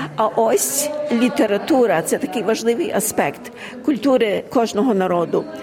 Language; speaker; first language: Ukrainian; early bilingual, heritage; Ukrainian